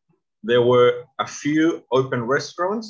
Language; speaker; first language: English; non-native, fluent; Spanish